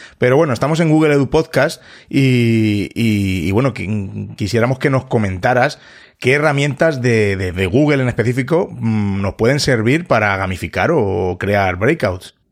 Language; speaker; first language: Spanish; native; Spanish